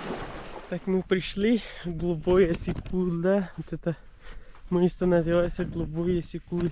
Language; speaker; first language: Russian; non-native, learner; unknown